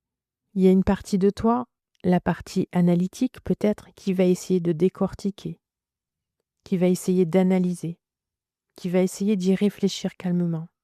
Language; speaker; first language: French; native; French